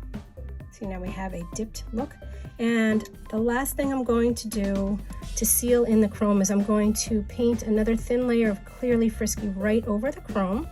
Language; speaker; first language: English; native; English